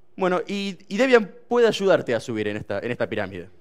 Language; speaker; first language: Spanish; native; Spanish